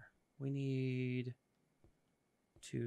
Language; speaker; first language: English; native; English